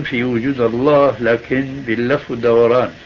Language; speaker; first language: Arabic; early bilingual, other home language; Albanian